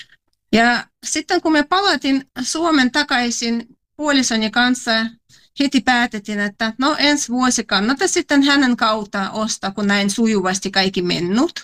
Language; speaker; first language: Finnish; non-native, fluent; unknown